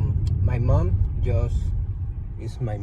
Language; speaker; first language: English; non-native, learner; Spanish